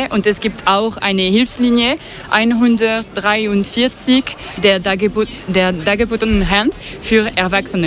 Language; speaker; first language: German; non-native, local second language; French